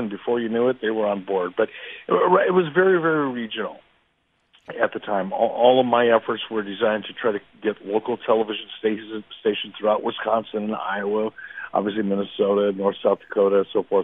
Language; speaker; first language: English; native; English